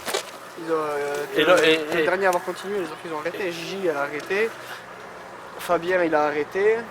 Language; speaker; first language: French; native; French